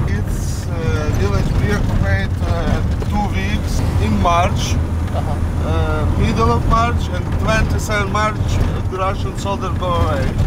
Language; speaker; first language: English; non-native, learner; Ukrainian